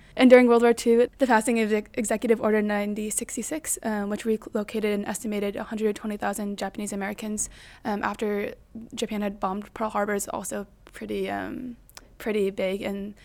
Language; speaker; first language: English; native; English